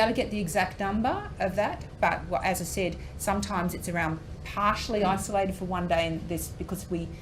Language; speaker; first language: English; native; English